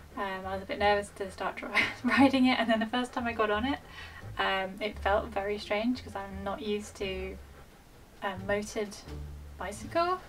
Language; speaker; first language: English; native; English